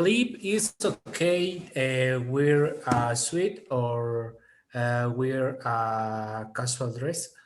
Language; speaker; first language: English; non-native, learner; Spanish